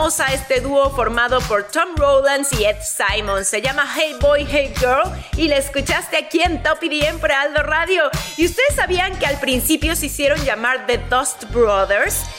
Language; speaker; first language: Spanish; native; Spanish